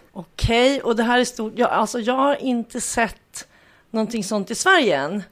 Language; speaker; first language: Swedish; native; Swedish